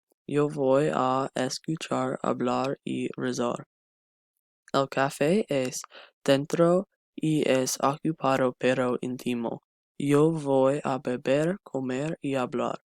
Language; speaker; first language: Spanish; non-native, learner; English